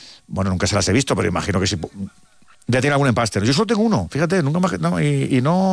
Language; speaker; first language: Spanish; native; Spanish